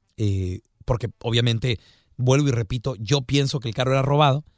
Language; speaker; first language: Spanish; native; Spanish